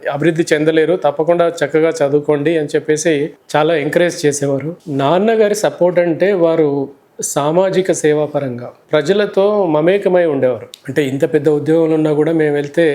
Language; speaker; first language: Telugu; native; Telugu